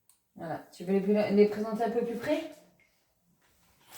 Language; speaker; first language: French; native; French